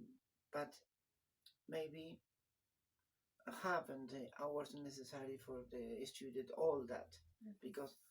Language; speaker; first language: English; non-native, learner; Spanish